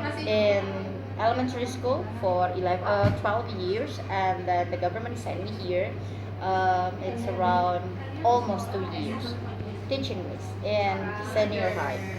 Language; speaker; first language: English; non-native, fluent; Indonesian